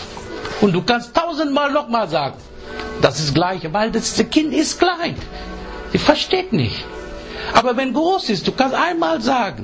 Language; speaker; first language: German; non-native, learner; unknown